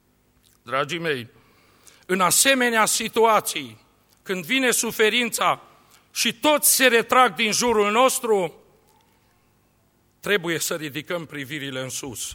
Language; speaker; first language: Romanian; native; Romanian